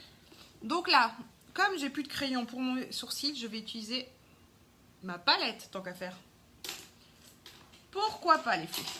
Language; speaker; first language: French; native; French